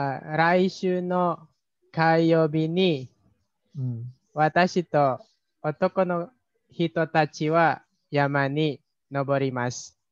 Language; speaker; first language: Japanese; non-native, learner; Indonesian